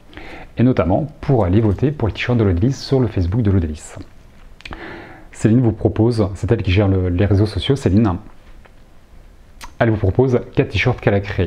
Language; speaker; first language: French; native; French